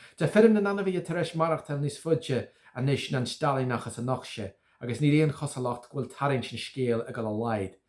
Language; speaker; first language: Irish; native; Irish